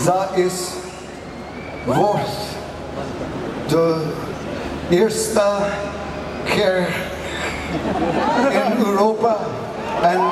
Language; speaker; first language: Dutch; non-native, learner; English